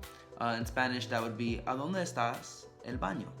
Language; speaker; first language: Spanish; non-native, learner; English